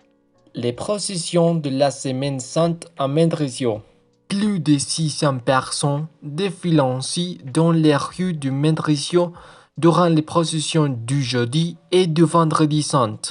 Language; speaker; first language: French; non-native, learner; Spanish